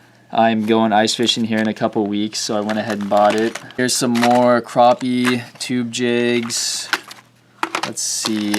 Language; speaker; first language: English; native; English